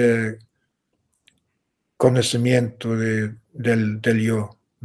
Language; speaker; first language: Spanish; non-native, fluent; English